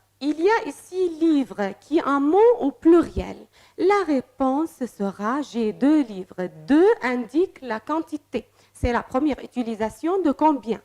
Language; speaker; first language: French; non-native, fluent; Arabic